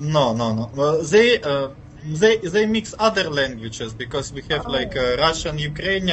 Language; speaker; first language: English; non-native, fluent; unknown